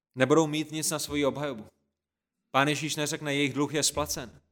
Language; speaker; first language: Czech; native; Czech